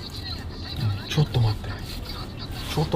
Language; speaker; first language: Japanese; non-native, learner; English